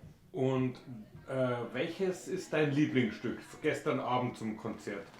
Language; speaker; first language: German; native; German